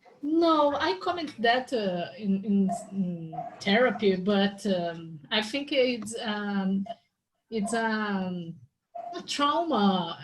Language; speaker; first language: English; non-native, learner; Portuguese